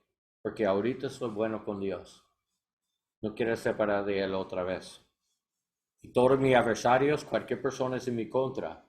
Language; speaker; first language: Spanish; non-native, learner; English